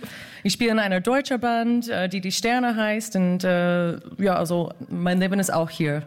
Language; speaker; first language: German; non-native, fluent; English